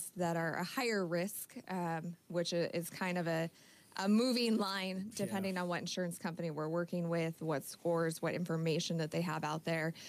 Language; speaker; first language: English; native; English